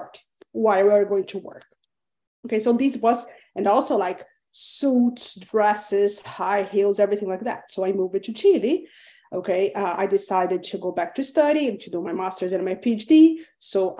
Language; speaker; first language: English; non-native, fluent; Portuguese